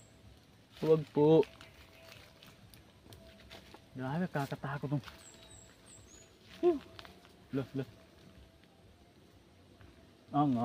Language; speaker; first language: Filipino; native; Filipino